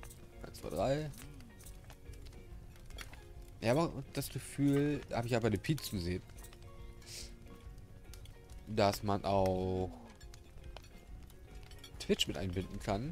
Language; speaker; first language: German; native; German